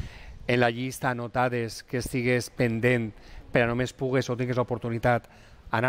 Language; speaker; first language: Catalan; native; Catalan